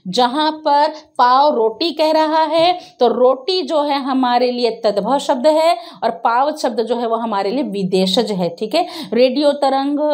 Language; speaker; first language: Hindi; native; Hindi